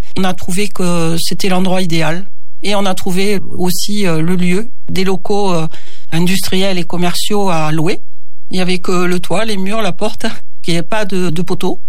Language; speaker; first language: French; native; French